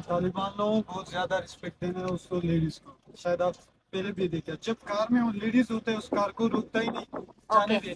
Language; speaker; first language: Hindi; non-native, fluent; Pashto